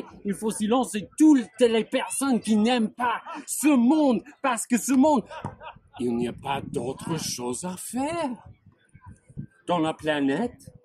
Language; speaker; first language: French; non-native, learner; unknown